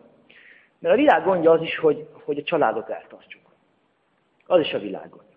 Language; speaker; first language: Hungarian; native; Hungarian